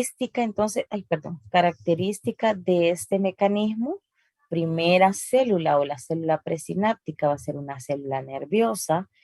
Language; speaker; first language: Spanish; native; Spanish